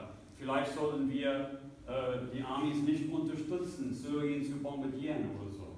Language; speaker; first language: German; non-native, fluent; English